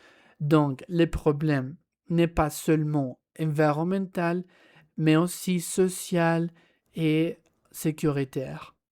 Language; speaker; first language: French; non-native, learner; Spanish